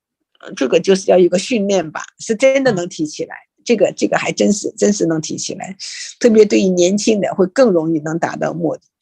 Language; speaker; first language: Chinese; native; Chinese